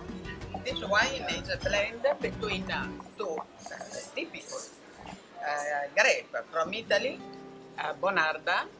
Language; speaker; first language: English; non-native, learner; Italian